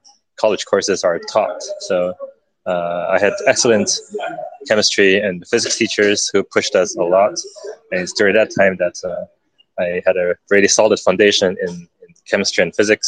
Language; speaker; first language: English; early bilingual, other home language; Chinese